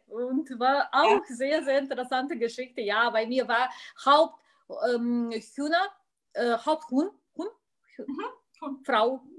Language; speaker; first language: German; non-native, learner; Russian